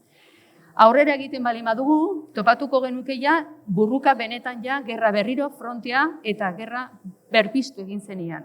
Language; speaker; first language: Basque; native; Basque